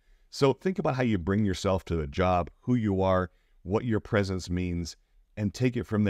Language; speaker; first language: English; native; English